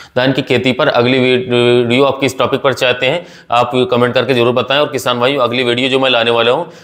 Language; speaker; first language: Hindi; native; Hindi